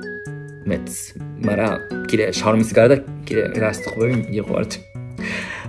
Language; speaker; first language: Georgian; non-native, fluent; Japanese